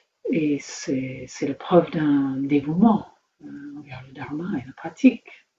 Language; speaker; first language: French; native; French